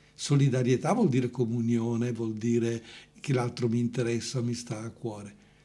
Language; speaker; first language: Italian; native; Italian